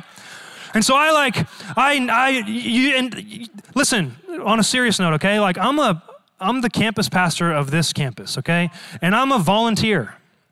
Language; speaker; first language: English; native; English